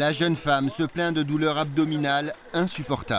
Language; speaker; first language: French; native; French